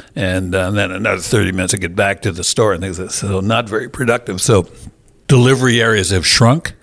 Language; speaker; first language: English; native; English